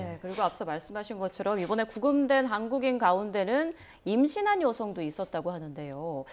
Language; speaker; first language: Korean; native; Korean